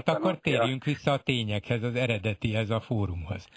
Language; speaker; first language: Hungarian; native; Hungarian